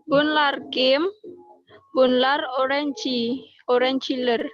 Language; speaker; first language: Turkish; non-native, learner; Indonesian